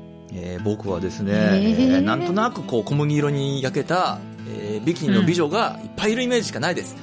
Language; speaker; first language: Japanese; native; Japanese